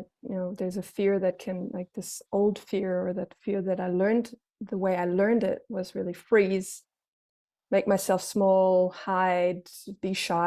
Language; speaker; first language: English; non-native, fluent; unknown